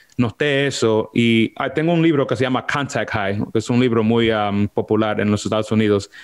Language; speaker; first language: Spanish; early bilingual, heritage; Spanish